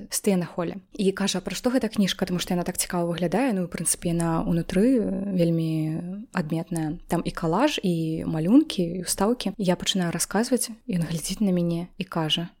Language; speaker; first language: Belarusian; non-native, local second language; Russian